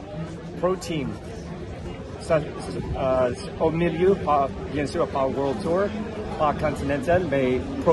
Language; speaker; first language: French; non-native, fluent; English